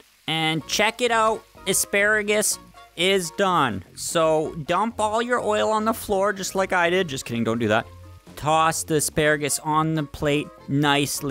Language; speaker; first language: English; native; English